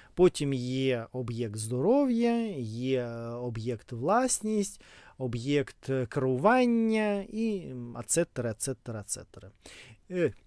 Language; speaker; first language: Ukrainian; non-native, local second language; Russian